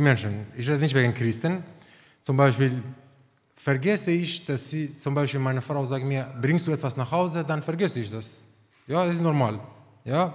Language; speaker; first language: German; non-native, fluent; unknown